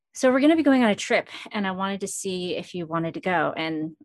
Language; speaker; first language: English; early bilingual, other home language; Filipino